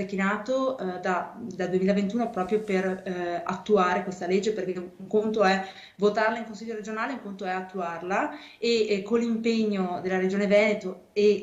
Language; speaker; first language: Italian; native; Italian